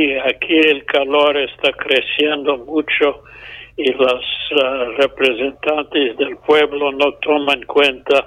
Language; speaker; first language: Spanish; non-native, fluent; English